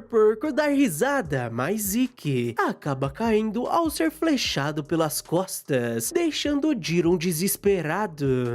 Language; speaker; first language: Portuguese; native; Portuguese